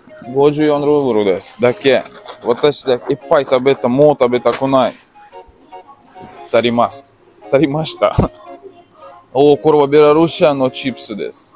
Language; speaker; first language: Japanese; non-native, learner; Russian